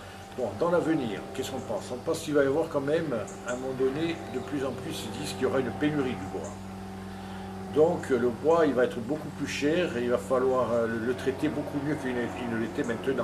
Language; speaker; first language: French; native; French